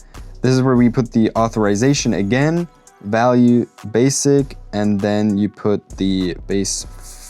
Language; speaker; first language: English; non-native, fluent; German